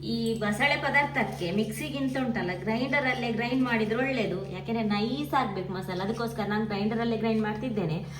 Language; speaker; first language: Kannada; native; Kannada